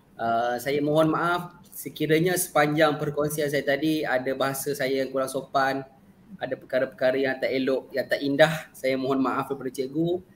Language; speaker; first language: Malay; native; Malay